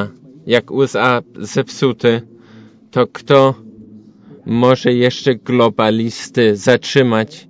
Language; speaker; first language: Polish; non-native, learner; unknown